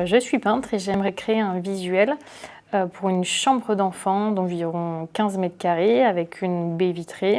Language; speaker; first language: French; native; French